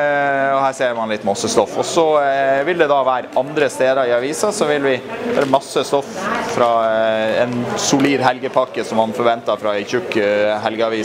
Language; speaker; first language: Norwegian; native; Norwegian